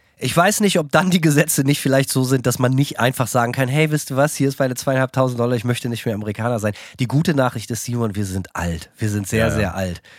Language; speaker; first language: German; native; German